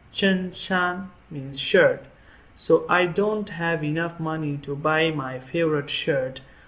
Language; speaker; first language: English; non-native, local second language; Hindi